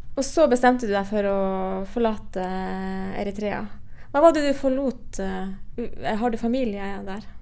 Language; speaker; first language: Norwegian; native; Norwegian